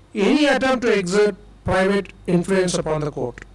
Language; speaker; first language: English; non-native, local second language; Tamil